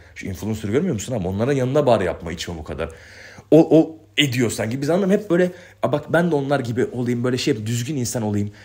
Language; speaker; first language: Turkish; native; Turkish